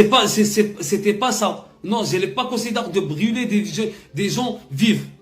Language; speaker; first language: French; non-native, learner; Arabic